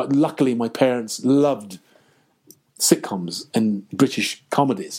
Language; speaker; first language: English; native; English